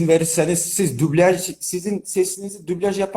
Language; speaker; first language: Turkish; non-native, fluent; Kyrgyz